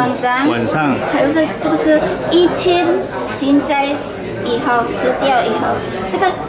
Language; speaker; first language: Chinese; non-native, learner; Indonesian